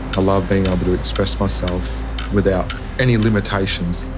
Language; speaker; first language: English; native; English